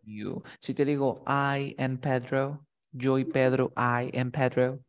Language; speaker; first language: English; non-native, fluent; Spanish